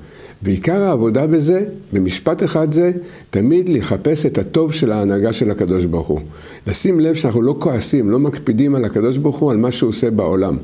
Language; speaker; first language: Hebrew; native; Hebrew